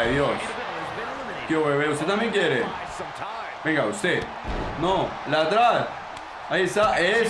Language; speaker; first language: Spanish; native; Spanish